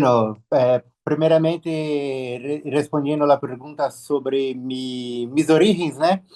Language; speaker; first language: Spanish; non-native, learner; Portuguese